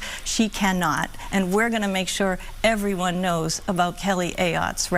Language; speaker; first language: English; native; English